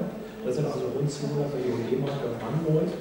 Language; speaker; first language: German; native; German